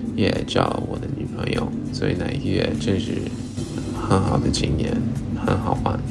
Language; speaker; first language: Chinese; non-native, fluent; English